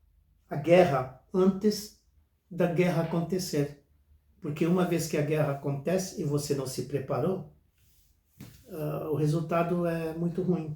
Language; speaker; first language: Portuguese; non-native, fluent; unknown